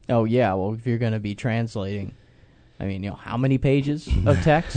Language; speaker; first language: English; native; English